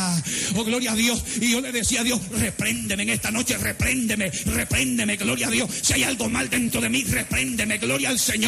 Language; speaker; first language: Spanish; native; Spanish